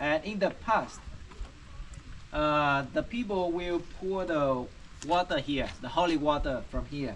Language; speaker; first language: English; non-native, fluent; Vietnamese